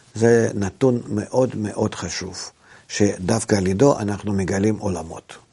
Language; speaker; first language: Hebrew; non-native, fluent; Russian